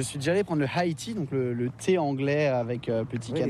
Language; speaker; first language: French; native; French